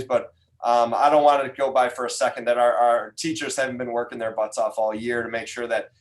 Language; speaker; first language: English; native; English